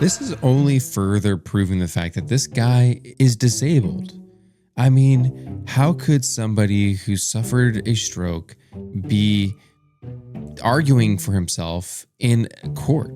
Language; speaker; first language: English; native; English